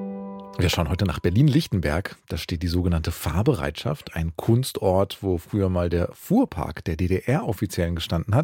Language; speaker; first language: German; native; German